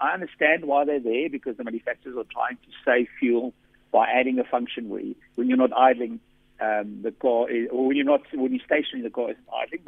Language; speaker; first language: English; non-native, local second language; Afrikaans